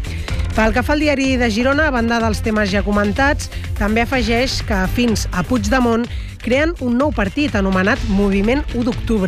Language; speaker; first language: Catalan; native; Catalan